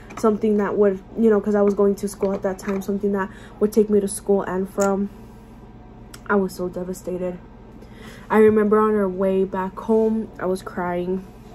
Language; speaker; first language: English; early bilingual, other home language; Spanish